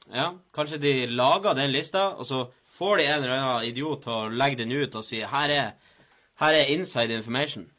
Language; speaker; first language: Norwegian; native; Norwegian